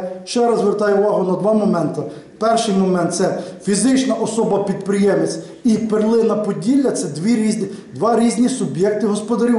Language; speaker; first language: Ukrainian; native; Ukrainian